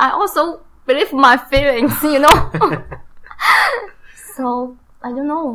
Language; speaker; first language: English; non-native, learner; Chinese